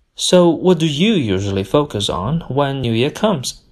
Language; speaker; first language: English; non-native, fluent; Chinese